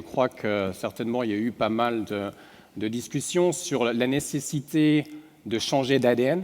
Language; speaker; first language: French; native; French